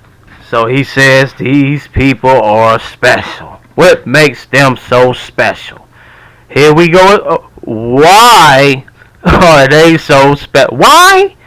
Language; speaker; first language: English; native; English